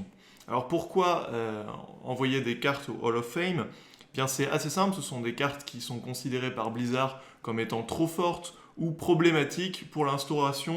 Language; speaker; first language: French; native; French